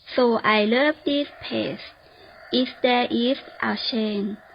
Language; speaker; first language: English; non-native, learner; Thai